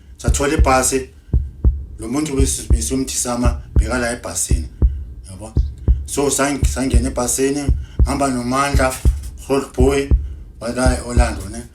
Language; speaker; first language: Zulu; native; Zulu